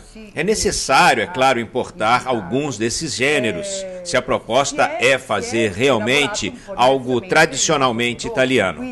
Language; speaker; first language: Portuguese; non-native, fluent; Italian